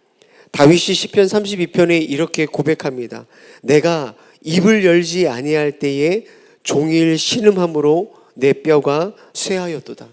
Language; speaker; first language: Korean; native; Korean